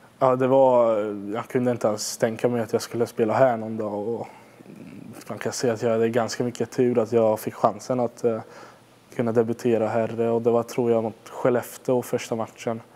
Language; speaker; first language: Swedish; non-native, fluent; Hungarian